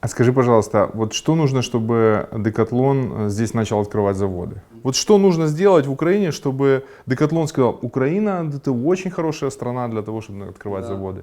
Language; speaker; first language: Russian; native; Russian